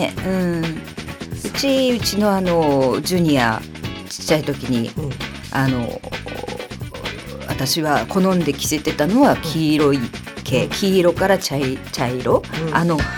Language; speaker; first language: Japanese; native; Japanese